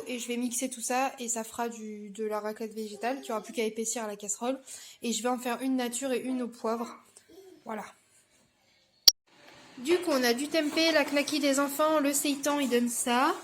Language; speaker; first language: French; native; French